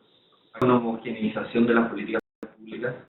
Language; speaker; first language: Spanish; native; Spanish